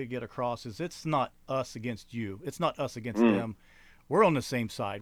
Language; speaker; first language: English; native; English